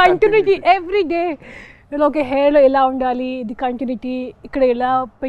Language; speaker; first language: Telugu; non-native, local second language; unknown